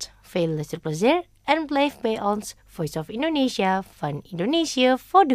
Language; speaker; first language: Dutch; non-native, fluent; Indonesian